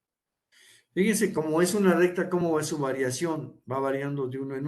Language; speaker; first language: Spanish; native; Spanish